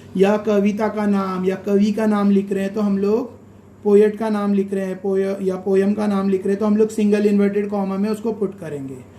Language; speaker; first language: Hindi; native; Hindi